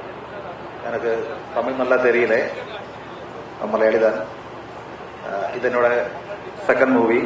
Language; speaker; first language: Tamil; non-native, learner; Malayalam